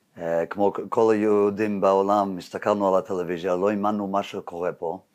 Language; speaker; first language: Hebrew; non-native, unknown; English